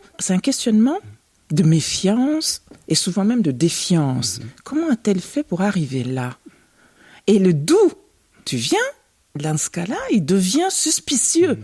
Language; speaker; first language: French; early bilingual, other home language; Bambara